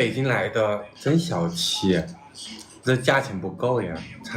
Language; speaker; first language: Chinese; native; Chinese